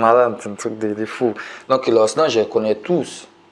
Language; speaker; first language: French; non-native, learner; Portuguese